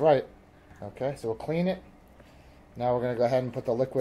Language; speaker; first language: English; native; English